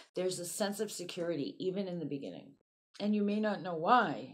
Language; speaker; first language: English; native; English